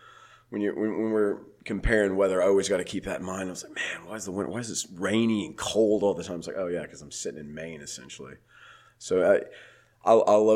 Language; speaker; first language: English; native; English